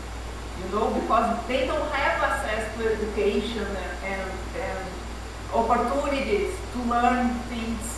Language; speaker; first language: English; non-native, fluent; Portuguese